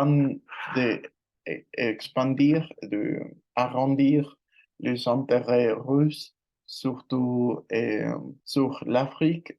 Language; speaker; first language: French; non-native, learner; Spanish